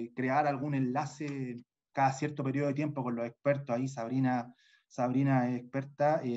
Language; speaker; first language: Spanish; native; Spanish